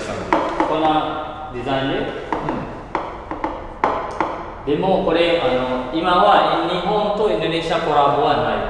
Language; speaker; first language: Japanese; non-native, learner; Indonesian